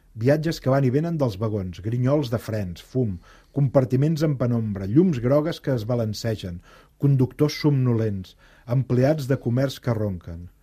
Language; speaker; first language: Catalan; native; Catalan